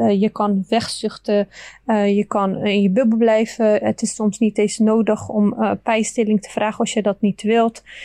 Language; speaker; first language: Dutch; early bilingual, other home language; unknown